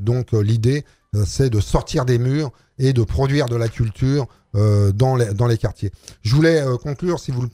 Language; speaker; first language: French; native; French